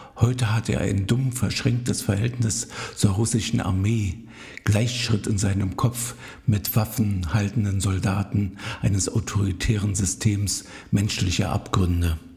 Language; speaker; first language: German; native; German